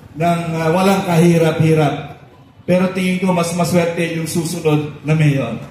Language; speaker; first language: Filipino; native; Filipino